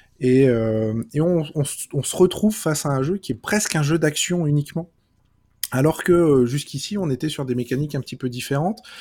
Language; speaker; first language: French; native; French